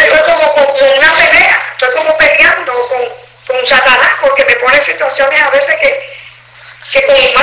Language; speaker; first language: Spanish; native; Spanish